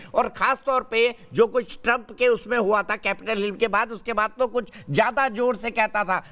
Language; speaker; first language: Hindi; native; Hindi